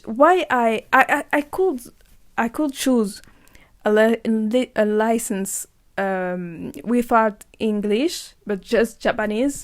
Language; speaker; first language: English; non-native, learner; French